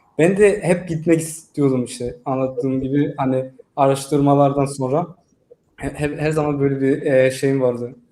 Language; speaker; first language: Turkish; early bilingual, heritage; Turkish